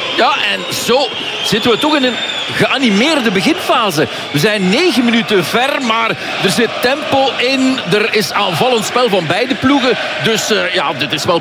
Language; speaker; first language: Dutch; native; Dutch